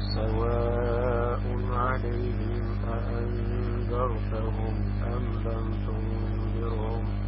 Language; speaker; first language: Urdu; non-native, local second language; Pashto